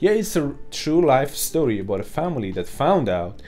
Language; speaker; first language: English; non-native, fluent; Persian